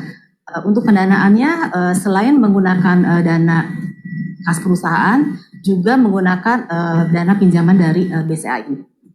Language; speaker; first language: Indonesian; native; Indonesian